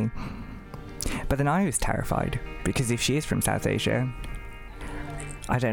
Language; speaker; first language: English; non-native, local second language; Bangla